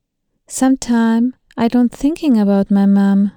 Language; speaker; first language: English; non-native, learner; Thai